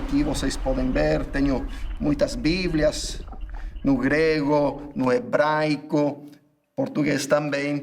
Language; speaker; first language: Portuguese; non-native, fluent; English